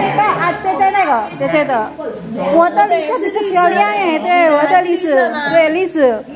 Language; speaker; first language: Chinese; non-native, learner; Javanese